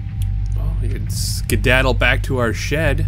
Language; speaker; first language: English; native; English